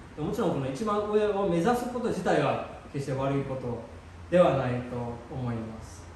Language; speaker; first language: Japanese; early bilingual, heritage; Japanese